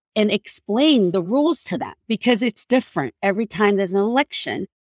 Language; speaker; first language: English; non-native, fluent; Korean